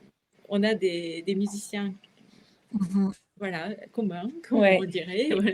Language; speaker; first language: French; non-native, fluent; Japanese